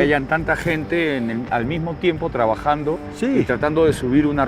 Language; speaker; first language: Spanish; native; Spanish